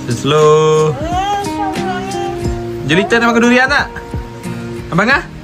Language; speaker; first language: Malay; native; Malay